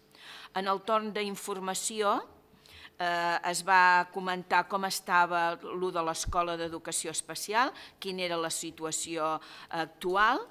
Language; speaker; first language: Catalan; native; Catalan